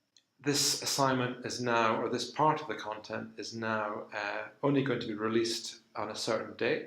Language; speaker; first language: English; native; English